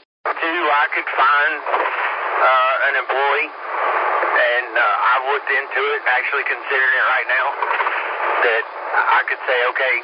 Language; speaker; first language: English; native; English